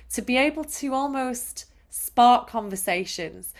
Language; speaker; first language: English; native; English